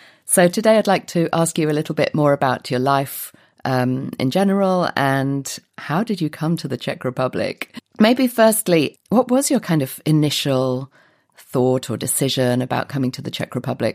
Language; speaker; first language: English; native; English